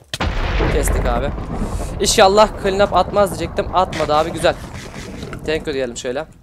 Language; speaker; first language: Turkish; native; Turkish